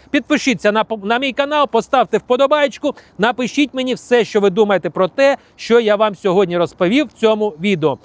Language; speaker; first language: Ukrainian; non-native, local second language; Russian